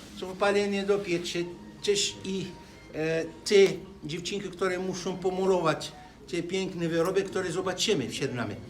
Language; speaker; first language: Polish; non-native, learner; Arabic